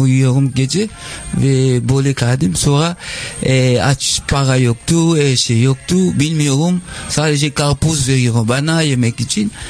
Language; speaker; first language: Turkish; non-native, learner; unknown